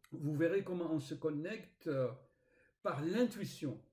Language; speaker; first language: French; non-native, fluent; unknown